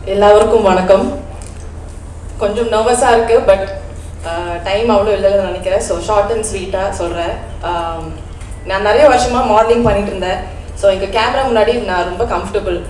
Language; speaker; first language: Tamil; non-native, local second language; Malayalam